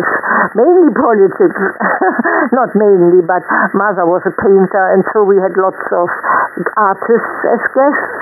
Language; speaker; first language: English; non-native, fluent; German